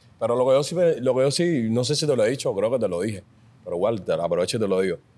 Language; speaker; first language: Spanish; native; Spanish